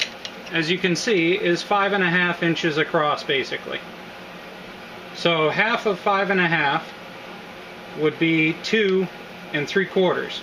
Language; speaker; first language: English; native; English